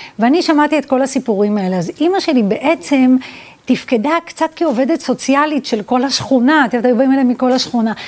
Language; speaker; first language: Hebrew; early bilingual, other home language; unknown